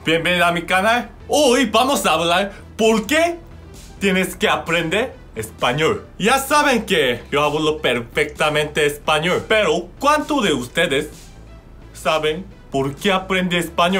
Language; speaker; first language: Spanish; non-native, fluent; Korean